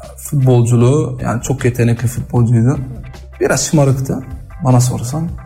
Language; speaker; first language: Turkish; early bilingual, heritage; Turkish